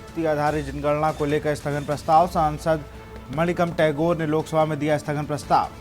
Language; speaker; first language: Hindi; native; Hindi